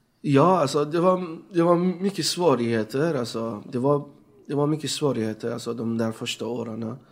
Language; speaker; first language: Swedish; non-native, fluent; Persian